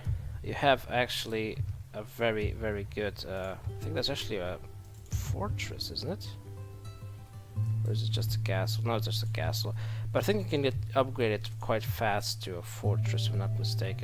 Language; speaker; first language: English; non-native, fluent; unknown